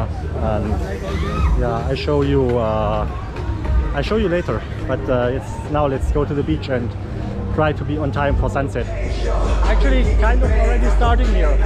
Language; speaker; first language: English; non-native, fluent; German